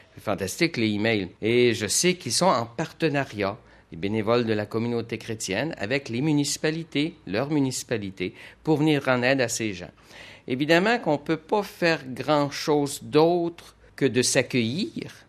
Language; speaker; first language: French; native; French